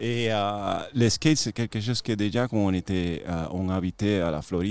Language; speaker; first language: French; non-native, fluent; Spanish